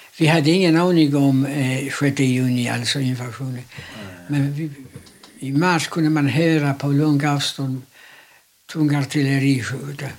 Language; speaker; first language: Swedish; non-native, fluent; Polish